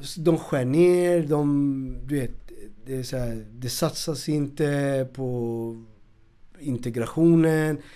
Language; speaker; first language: Swedish; early bilingual, other home language; Spanish